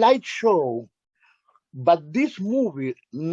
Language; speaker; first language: English; non-native, learner; Spanish